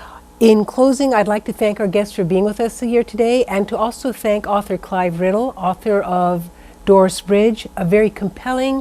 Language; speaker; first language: English; native; English